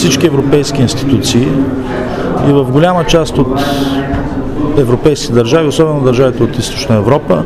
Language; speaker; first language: Bulgarian; native; Bulgarian